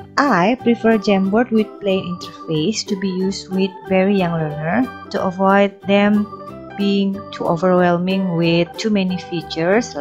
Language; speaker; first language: English; non-native, fluent; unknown